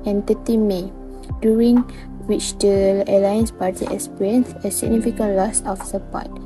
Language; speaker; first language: English; non-native, local second language; Malay